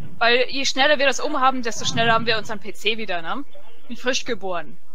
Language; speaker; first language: German; native; German